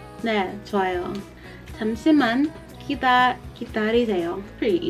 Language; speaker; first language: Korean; non-native, learner; English